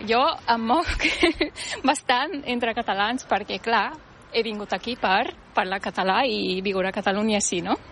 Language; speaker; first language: Catalan; non-native, fluent; Turkish